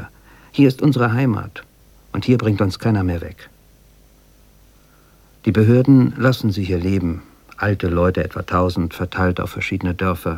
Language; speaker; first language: German; native; German